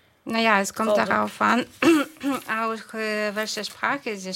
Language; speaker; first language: German; non-native, fluent; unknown